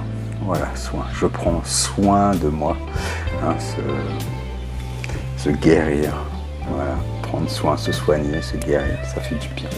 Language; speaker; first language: French; native; French